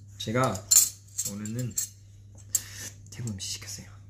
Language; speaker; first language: Korean; non-native, fluent; Chinese